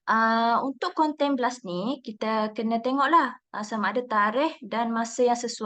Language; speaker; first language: Malay; native; Malay